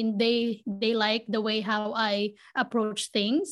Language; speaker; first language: English; non-native, local second language; Filipino